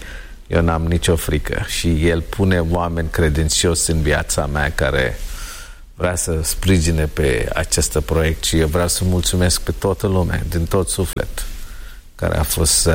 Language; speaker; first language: Romanian; non-native, learner; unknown